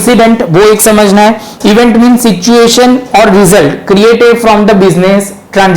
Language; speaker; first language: Hindi; non-native, local second language; Gujarati